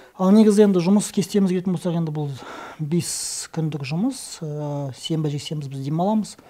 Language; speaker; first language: Kazakh; non-native, local second language; Russian